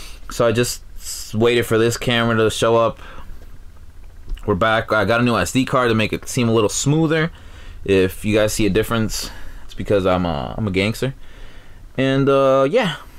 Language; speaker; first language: English; early bilingual, other home language; Spanish